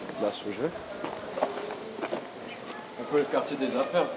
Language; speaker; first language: French; non-native, learner; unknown